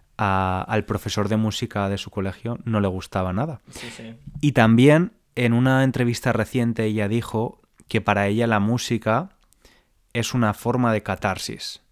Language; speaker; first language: Spanish; native; Spanish